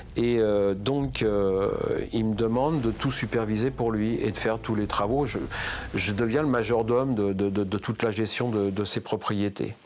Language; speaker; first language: French; native; French